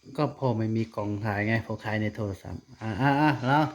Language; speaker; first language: Thai; non-native, fluent; Khmer